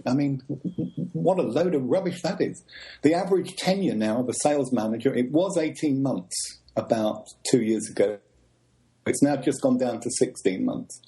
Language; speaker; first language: English; native; English